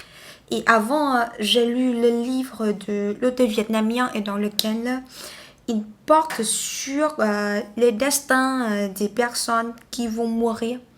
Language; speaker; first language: French; non-native, learner; Vietnamese